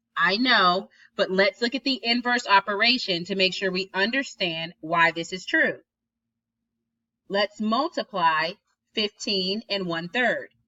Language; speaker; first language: English; native; English